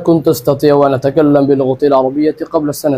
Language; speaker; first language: Arabic; non-native, learner; Bangla